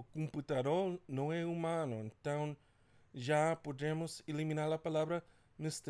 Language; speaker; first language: Portuguese; non-native, fluent; English